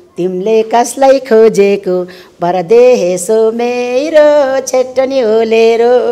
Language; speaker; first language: Nepali; non-native, local second language; Eastern Tamang